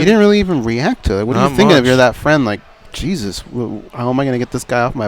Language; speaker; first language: English; native; English